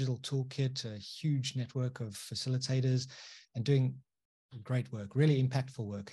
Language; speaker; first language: English; native; English